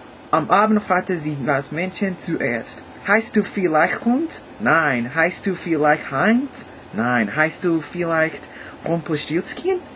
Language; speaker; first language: German; non-native, learner; English